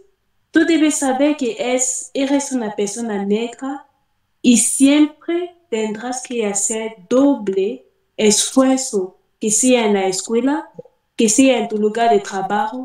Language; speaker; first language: Spanish; non-native, fluent; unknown